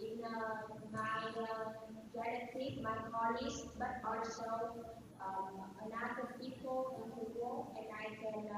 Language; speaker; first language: English; non-native, learner; Vietnamese